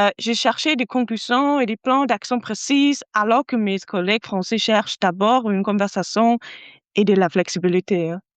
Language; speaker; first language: French; non-native, fluent; German